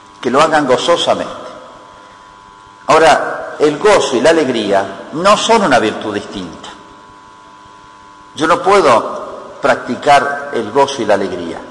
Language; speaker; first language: Spanish; native; Spanish